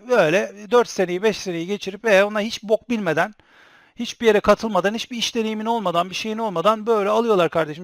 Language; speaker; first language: Turkish; native; Turkish